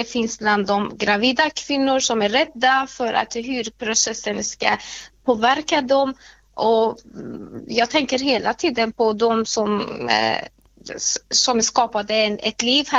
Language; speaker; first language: Swedish; non-native, fluent; Persian